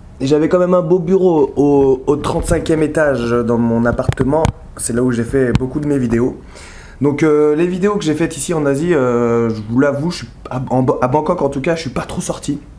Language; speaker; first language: French; native; French